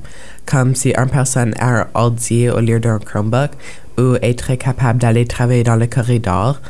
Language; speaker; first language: French; non-native, local second language; English